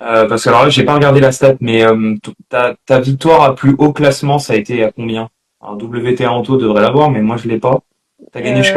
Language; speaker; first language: French; native; French